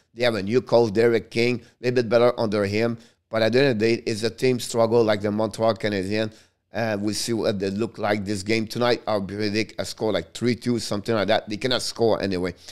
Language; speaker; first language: English; non-native, fluent; French